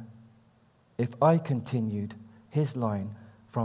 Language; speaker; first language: English; native; English